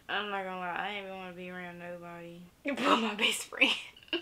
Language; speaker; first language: English; native; English